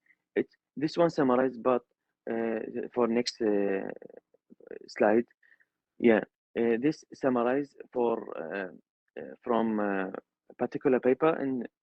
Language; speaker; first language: English; non-native, learner; Arabic